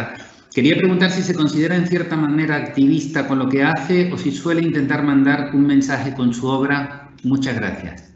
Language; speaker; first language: Spanish; native; Spanish